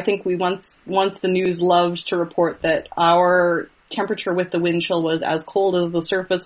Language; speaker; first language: English; native; English